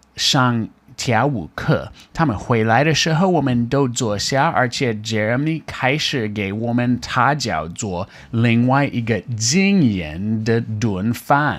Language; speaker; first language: Chinese; non-native, fluent; English